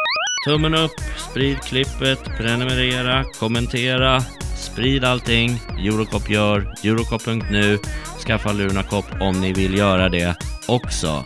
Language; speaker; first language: Swedish; native; Swedish